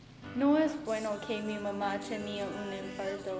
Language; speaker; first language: Spanish; non-native, learner; English